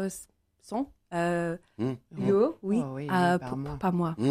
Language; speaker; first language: French; non-native, learner; English